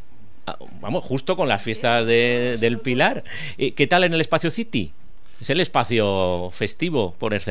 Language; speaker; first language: Spanish; native; Spanish